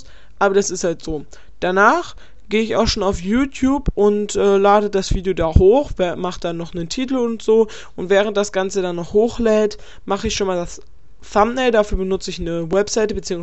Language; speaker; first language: German; native; German